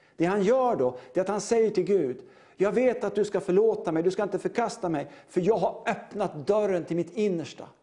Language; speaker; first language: Swedish; native; Swedish